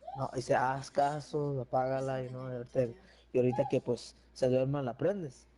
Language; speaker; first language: Spanish; early bilingual, heritage; Spanish